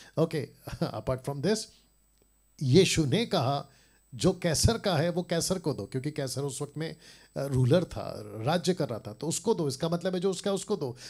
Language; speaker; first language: Hindi; native; Hindi